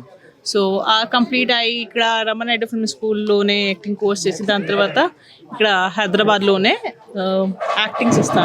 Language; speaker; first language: Telugu; non-native, local second language; Hindi